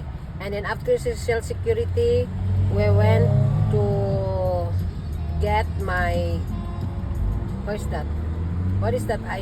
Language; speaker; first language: English; non-native, local second language; Cebuano